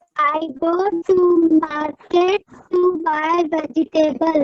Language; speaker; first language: English; non-native, learner; Hindi